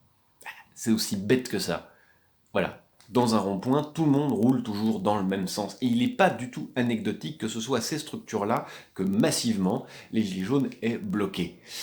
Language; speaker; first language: French; native; French